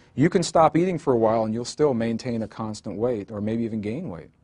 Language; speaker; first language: English; native; English